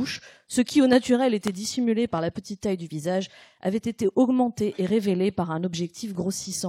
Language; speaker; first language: French; native; French